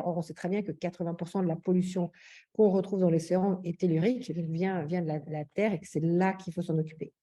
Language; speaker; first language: French; native; French